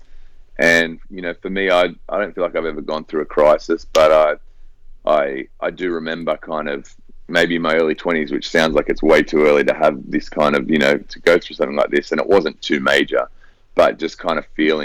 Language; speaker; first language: English; native; English